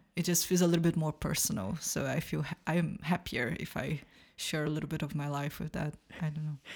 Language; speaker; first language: English; non-native, fluent; Portuguese